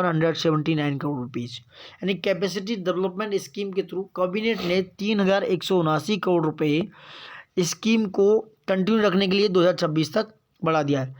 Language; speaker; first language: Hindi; native; Hindi